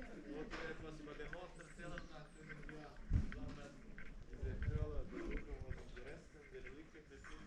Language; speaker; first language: German; non-native, fluent; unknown